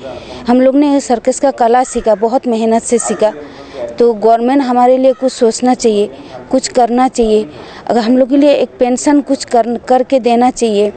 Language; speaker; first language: Hindi; non-native, local second language; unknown